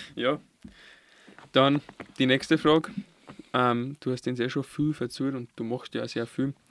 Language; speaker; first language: German; early bilingual, other home language; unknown